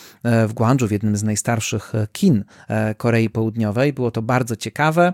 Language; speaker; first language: Polish; native; Polish